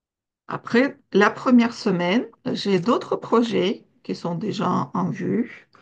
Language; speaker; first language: French; non-native, fluent; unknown